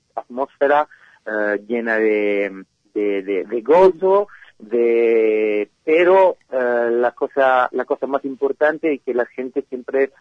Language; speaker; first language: Spanish; non-native, fluent; Italian